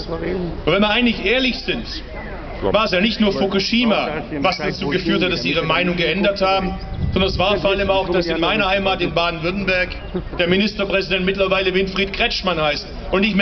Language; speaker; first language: German; early bilingual, other home language; Turkish